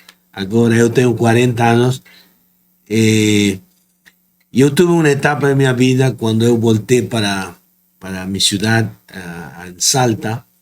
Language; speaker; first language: Portuguese; non-native, fluent; Spanish